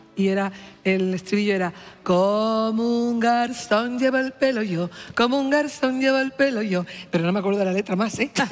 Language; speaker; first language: Spanish; native; Spanish